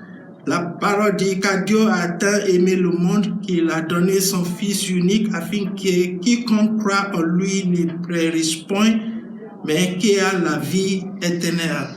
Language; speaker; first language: French; non-native, learner; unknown